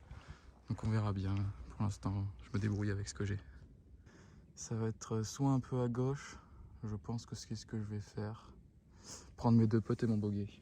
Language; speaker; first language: French; native; French